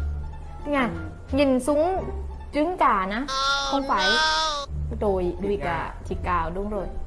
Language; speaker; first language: Vietnamese; non-native, learner; Thai